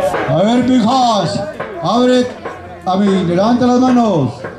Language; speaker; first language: Spanish; early bilingual, heritage; Spanish